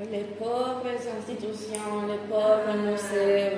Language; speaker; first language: French; non-native, fluent; Spanish